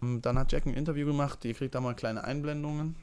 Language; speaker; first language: German; native; German